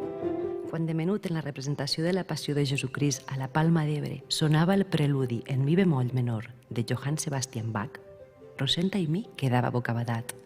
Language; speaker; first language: Catalan; native; Catalan